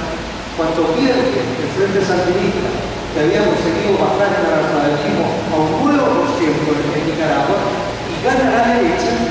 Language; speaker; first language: Spanish; native; Spanish